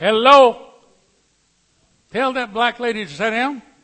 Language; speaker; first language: English; native; English